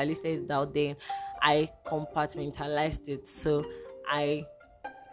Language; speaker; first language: English; non-native, local second language; Yoruba